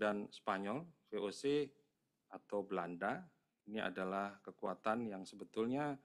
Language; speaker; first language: Indonesian; native; Indonesian